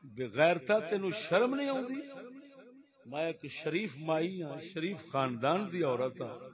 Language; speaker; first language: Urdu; non-native, local second language; Punjabi